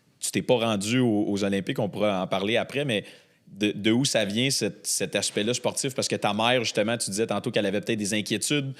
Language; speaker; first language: French; native; French